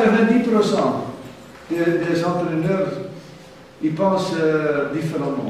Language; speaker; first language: French; non-native, fluent; German